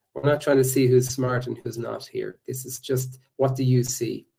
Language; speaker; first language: English; native; English